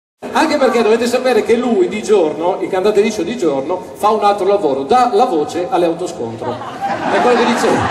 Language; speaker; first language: Italian; native; Italian